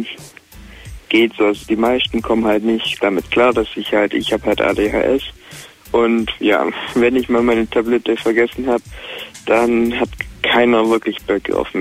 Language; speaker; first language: German; native; German